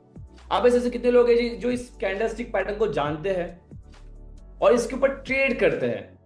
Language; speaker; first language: Hindi; native; Hindi